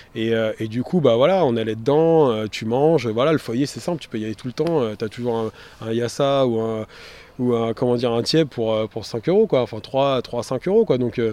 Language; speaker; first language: French; native; French